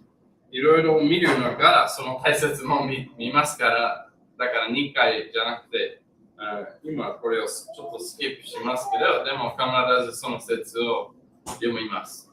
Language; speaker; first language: Japanese; non-native, learner; English